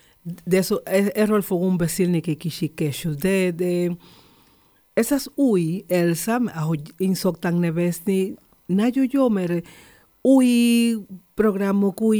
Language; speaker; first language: Hungarian; non-native, learner; Spanish